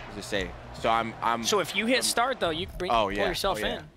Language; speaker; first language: English; native; English